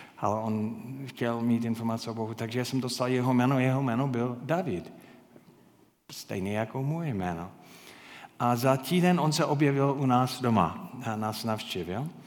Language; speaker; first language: Czech; non-native, fluent; English